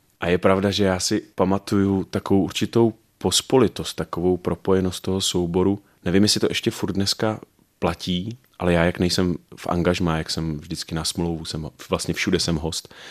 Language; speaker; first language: Czech; native; Czech